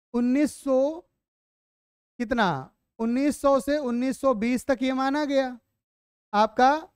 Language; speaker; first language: Hindi; native; Hindi